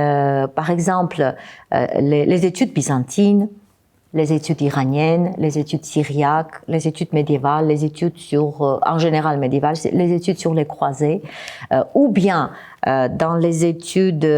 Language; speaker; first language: French; non-native, fluent; Armenian